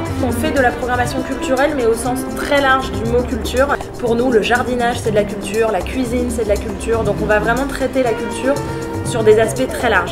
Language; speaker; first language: French; native; French